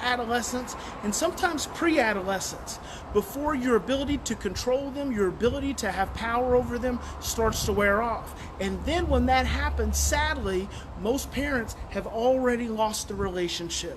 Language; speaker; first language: English; native; English